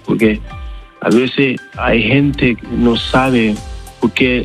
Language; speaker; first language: Spanish; non-native, learner; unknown